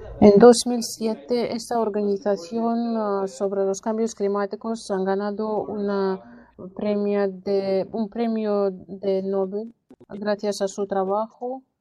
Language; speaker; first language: Spanish; non-native, learner; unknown